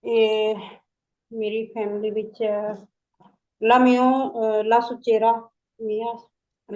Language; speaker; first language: Italian; non-native, learner; Punjabi